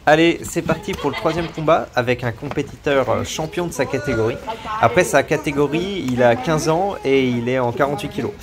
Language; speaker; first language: French; native; French